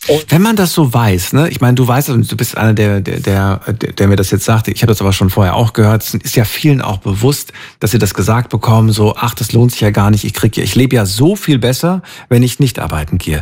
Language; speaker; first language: German; native; German